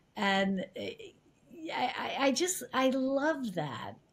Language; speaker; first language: English; native; English